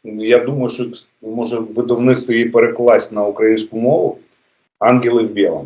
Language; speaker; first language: Ukrainian; native; Ukrainian